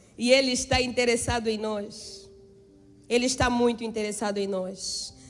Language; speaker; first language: Portuguese; native; Portuguese